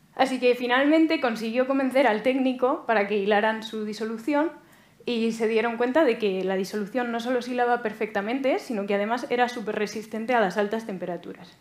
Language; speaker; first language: Spanish; native; Spanish